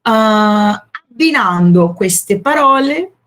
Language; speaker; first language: Italian; non-native, fluent; Portuguese